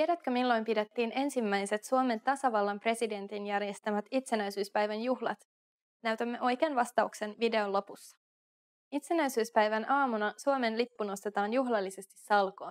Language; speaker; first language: Finnish; native; Finnish